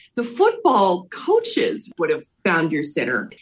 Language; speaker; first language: English; native; English